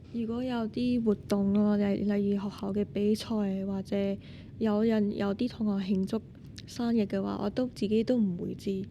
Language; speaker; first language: Cantonese; non-native, fluent; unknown